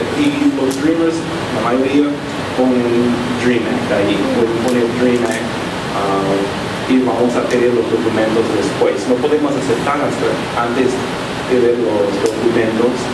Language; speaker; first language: Spanish; non-native, fluent; English